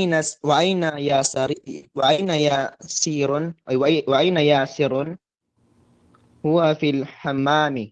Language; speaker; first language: Arabic; non-native, learner; Filipino